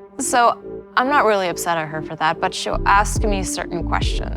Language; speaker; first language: English; native; English